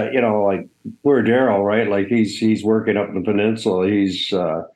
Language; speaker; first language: English; native; English